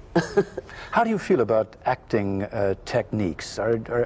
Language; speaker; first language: English; native; English